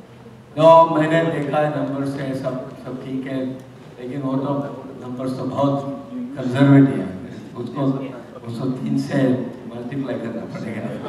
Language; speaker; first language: Hindi; non-native, local second language; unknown